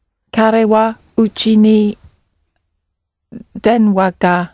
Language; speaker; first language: Japanese; non-native, learner; English